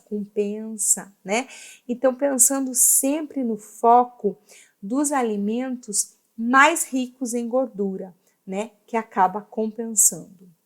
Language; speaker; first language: Portuguese; native; Portuguese